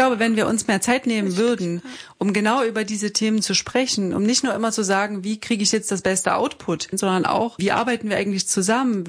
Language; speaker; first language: German; native; German